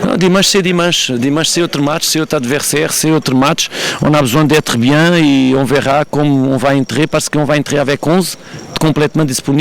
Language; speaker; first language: French; non-native, learner; Portuguese